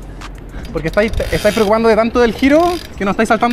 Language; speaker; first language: Spanish; native; Spanish